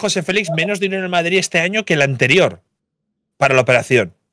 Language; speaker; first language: Spanish; native; Spanish